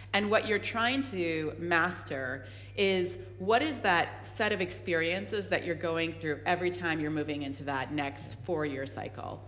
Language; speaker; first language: English; native; English